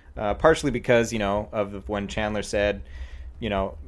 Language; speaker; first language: English; native; English